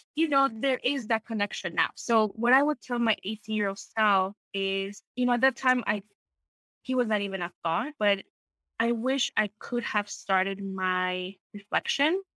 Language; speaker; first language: English; non-native, fluent; Spanish